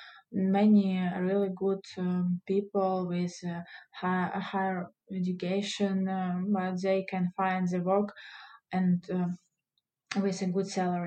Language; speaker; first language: English; non-native, learner; Russian